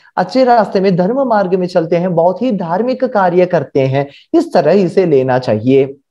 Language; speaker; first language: Hindi; non-native, local second language; Marathi